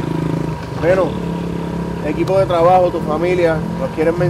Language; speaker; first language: Spanish; native; Spanish